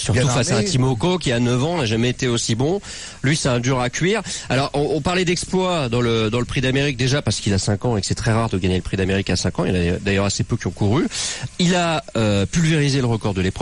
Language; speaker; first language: French; native; French